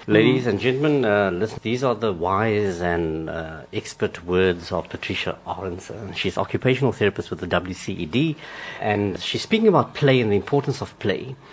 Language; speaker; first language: English; non-native, local second language; Afrikaans